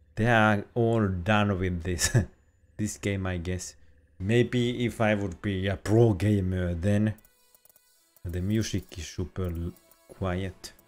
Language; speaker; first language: English; non-native, fluent; Finnish